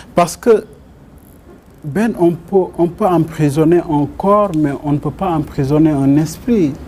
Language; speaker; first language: French; non-native, local second language; Wolof